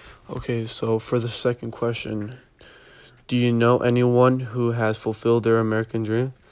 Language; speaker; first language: English; early bilingual, other home language; Spanish